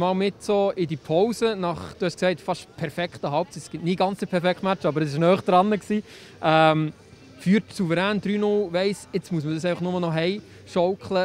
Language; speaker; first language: German; native; German